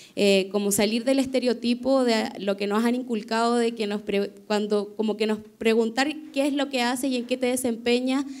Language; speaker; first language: Spanish; native; Spanish